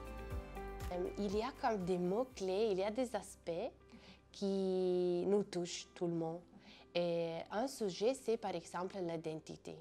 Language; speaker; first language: French; non-native, fluent; Italian